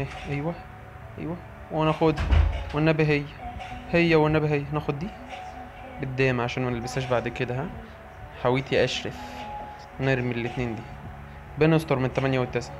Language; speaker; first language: Arabic; native; Arabic